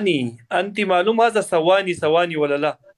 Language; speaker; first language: Arabic; non-native, learner; Pashto